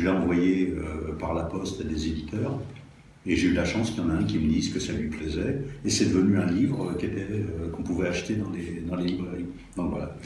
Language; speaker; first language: French; native; French